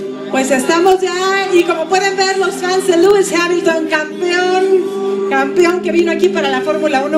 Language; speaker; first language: Spanish; native; Spanish